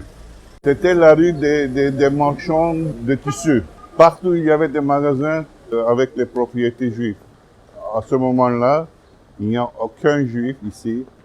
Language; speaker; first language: French; non-native, fluent; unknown